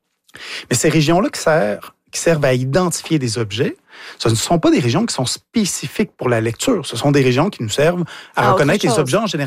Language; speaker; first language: French; native; French